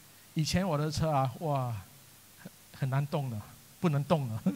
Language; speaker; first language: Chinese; non-native, local second language; English